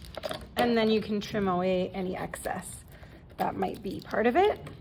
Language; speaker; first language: English; native; English